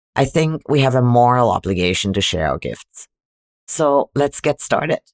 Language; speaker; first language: English; non-native, fluent; German